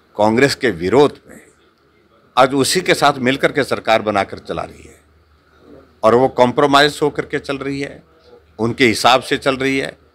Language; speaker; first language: Hindi; native; Hindi